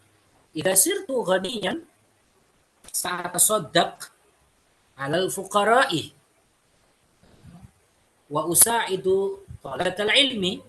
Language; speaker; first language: Arabic; non-native, fluent; Indonesian